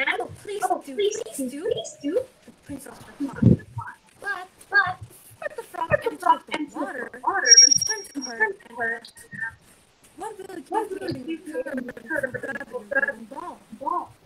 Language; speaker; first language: English; non-native, learner; Indonesian